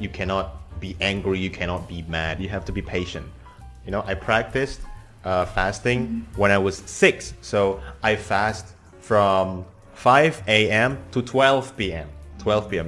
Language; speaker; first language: English; non-native, fluent; Indonesian